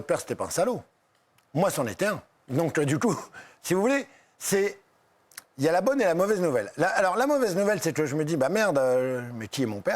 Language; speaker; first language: French; native; French